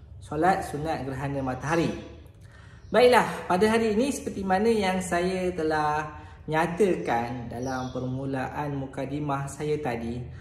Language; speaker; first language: Malay; native; Malay